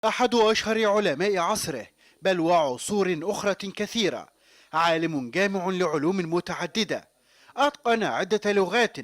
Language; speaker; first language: Arabic; native; Arabic